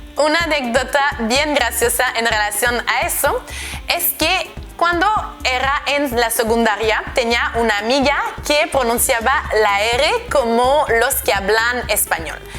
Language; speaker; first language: Spanish; non-native, fluent; French